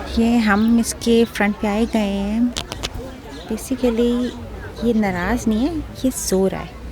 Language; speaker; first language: Urdu; native; Urdu